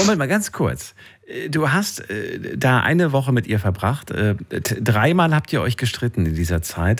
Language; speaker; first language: German; native; German